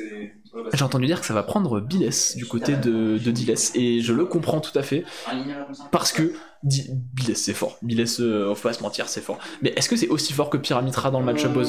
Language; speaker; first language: French; native; French